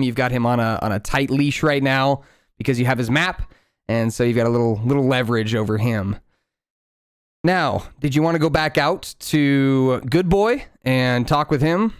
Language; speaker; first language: English; native; English